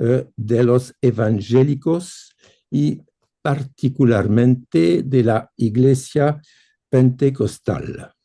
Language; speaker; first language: Spanish; non-native, fluent; French